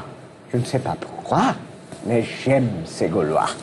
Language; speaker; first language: French; non-native, fluent; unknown